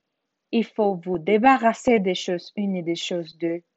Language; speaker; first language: French; non-native, learner; Spanish